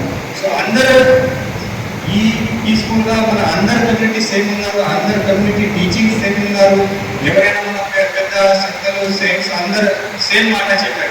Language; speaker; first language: Telugu; non-native, fluent; Marathi